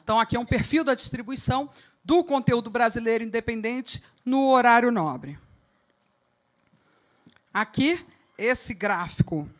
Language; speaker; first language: Portuguese; native; Portuguese